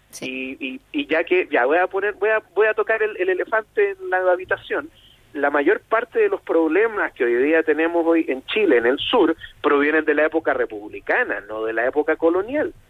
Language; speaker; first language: Spanish; native; Spanish